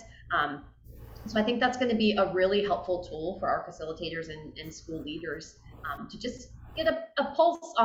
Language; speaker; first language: English; native; English